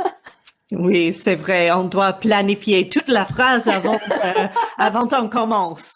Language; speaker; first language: French; non-native, learner; English